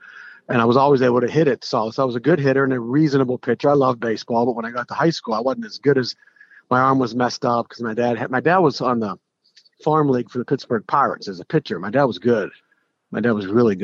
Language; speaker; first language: English; native; English